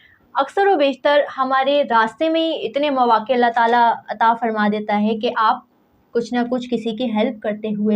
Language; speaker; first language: Urdu; native; Urdu